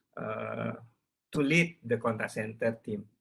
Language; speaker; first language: English; non-native, learner; Indonesian